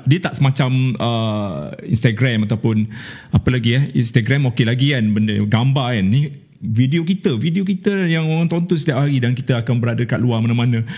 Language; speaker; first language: Malay; native; Malay